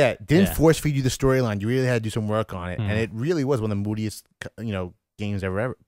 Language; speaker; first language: English; native; English